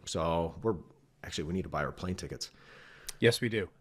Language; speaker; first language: English; native; English